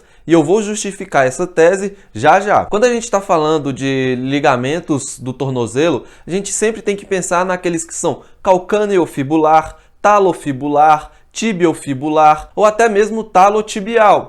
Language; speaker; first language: Portuguese; native; Portuguese